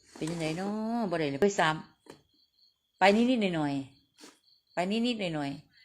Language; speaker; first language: Thai; non-native, local second language; Northeastern Thai